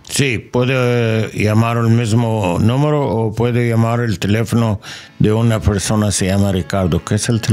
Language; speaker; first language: Spanish; non-native, fluent; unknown